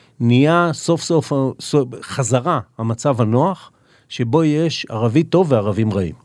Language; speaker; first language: Hebrew; native; Hebrew